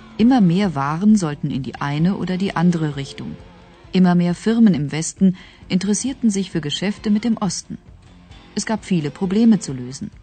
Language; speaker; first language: German; native; German